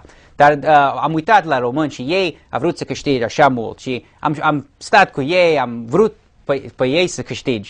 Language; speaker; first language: Romanian; early bilingual, heritage; English